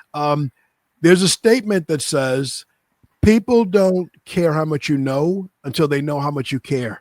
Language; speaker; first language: English; native; English